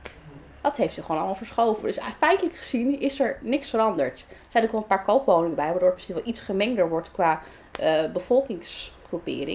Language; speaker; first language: Dutch; native; Dutch